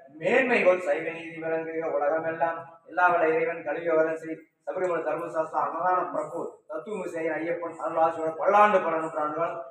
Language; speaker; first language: Tamil; native; Tamil